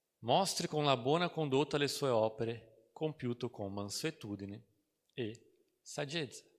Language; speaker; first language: Italian; non-native, fluent; Portuguese